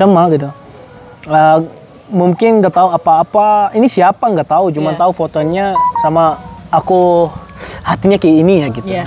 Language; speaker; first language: Indonesian; non-native, fluent; Arabic